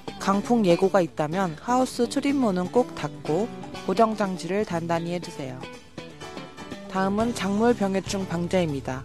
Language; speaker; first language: Korean; native; Korean